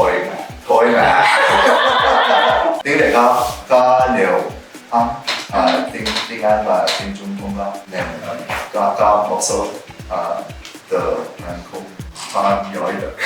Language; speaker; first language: Vietnamese; non-native, learner; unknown